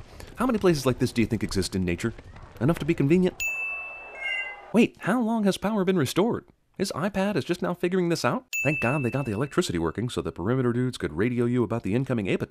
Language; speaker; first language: English; native; English